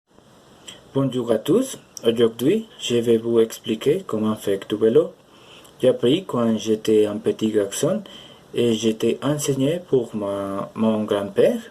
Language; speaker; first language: French; non-native, learner; Spanish